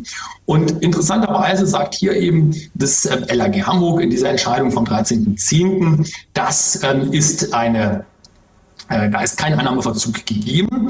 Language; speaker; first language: German; native; German